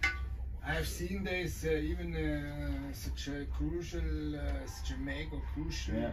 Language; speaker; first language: English; non-native, learner; German